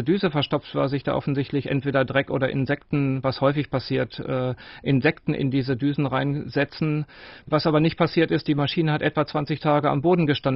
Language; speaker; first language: German; native; German